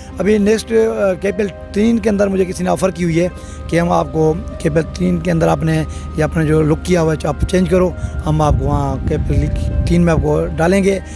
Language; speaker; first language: Urdu; non-native, local second language; Sindhi